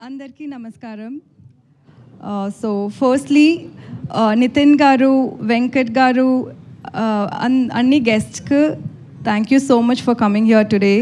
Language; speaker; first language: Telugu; non-native, learner; Tamil